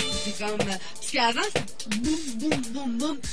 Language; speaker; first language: French; native; French